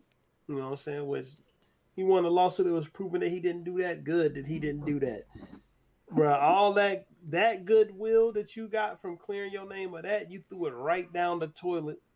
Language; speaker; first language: English; native; English